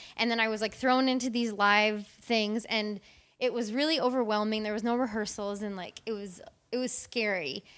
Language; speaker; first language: English; native; English